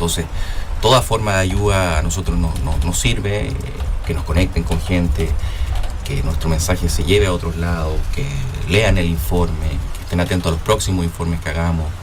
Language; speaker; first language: Spanish; native; Spanish